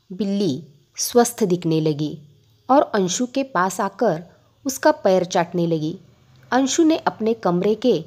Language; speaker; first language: Hindi; non-native, local second language; Marathi